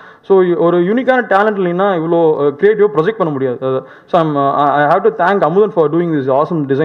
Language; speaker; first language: Tamil; native; Tamil